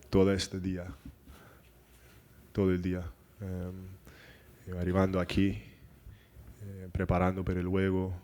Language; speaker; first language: Spanish; non-native, learner; English